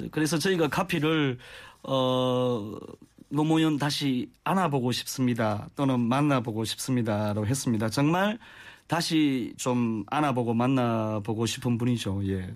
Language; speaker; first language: Korean; native; Korean